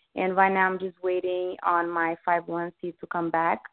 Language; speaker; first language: English; early bilingual, other home language; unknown